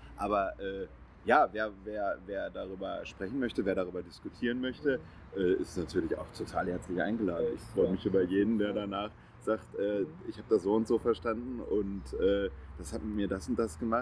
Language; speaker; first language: German; native; German